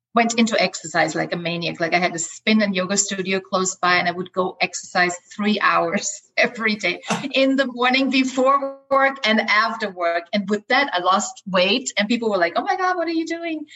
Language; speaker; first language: English; non-native, fluent; German